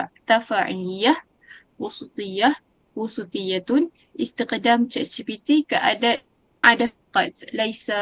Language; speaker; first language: Arabic; non-native, learner; Malay